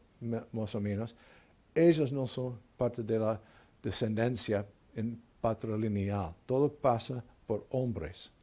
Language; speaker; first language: Spanish; non-native, learner; English